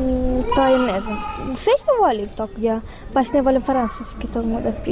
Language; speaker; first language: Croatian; early bilingual, other home language; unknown